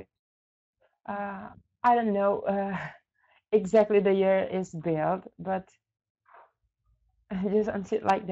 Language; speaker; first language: English; non-native, learner; Indonesian